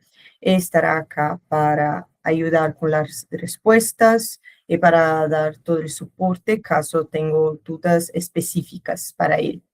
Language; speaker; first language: Spanish; non-native, learner; Portuguese